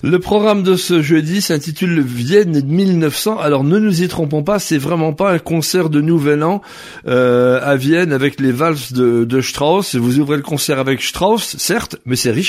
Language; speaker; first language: French; native; French